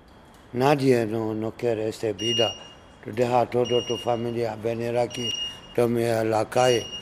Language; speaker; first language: Spanish; non-native, learner; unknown